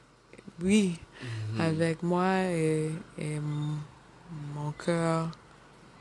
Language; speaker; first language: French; non-native, learner; English